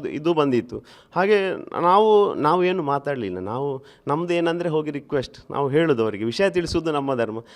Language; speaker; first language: Kannada; native; Kannada